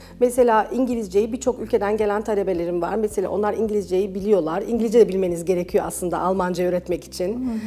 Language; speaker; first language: Turkish; early bilingual, heritage; Turkish